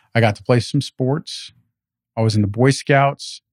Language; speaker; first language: English; native; English